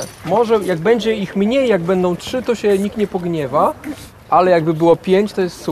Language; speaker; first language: Polish; native; Polish